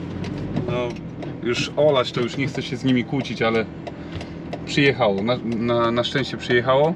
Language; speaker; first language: Polish; native; Polish